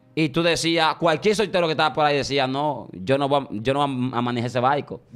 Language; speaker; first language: Spanish; native; Spanish